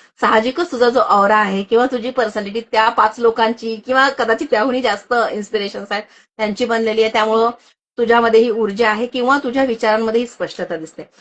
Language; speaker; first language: Marathi; native; Marathi